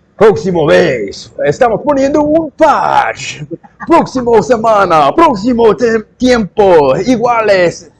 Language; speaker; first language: Spanish; non-native, learner; English